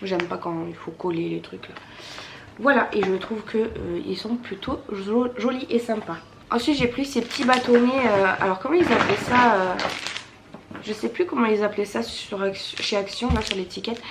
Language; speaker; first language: French; native; French